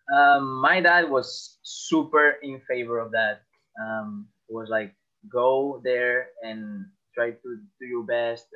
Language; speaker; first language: English; non-native, fluent; Catalan